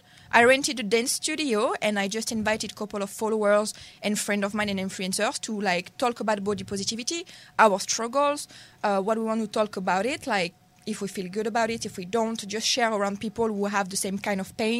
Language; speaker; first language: English; non-native, learner; French